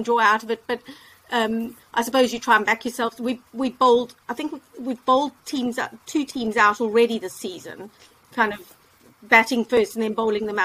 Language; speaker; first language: English; native; English